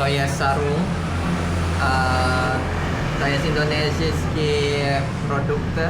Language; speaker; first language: Polish; non-native, learner; Indonesian